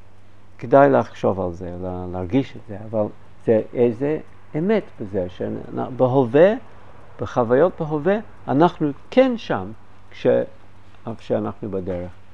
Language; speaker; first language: Hebrew; non-native, fluent; English